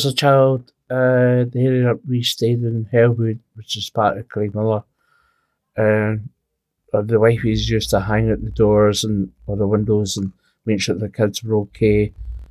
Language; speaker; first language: English; native; English